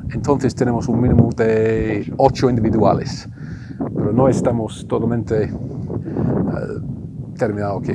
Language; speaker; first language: Spanish; non-native, fluent; English